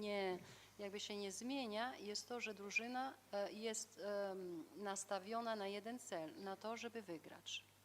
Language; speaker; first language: Polish; non-native, fluent; Albanian